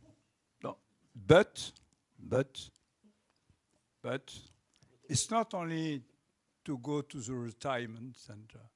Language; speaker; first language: English; non-native, local second language; French